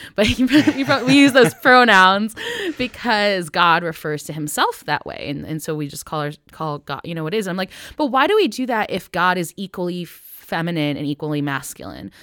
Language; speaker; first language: English; native; English